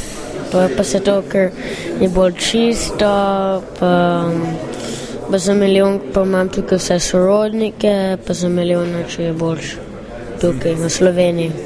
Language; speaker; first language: Slovenian; early bilingual, heritage; English